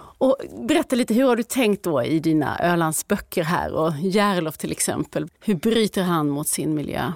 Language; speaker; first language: Swedish; native; Swedish